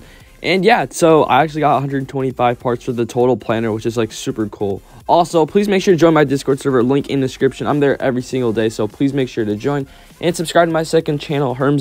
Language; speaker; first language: English; native; English